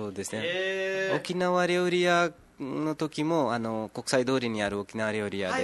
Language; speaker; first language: Japanese; non-native, fluent; Nepali